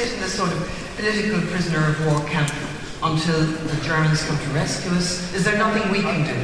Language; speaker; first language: English; native; English